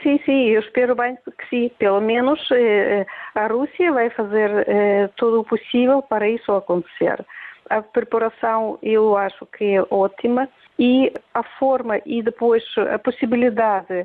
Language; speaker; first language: Portuguese; non-native, fluent; Russian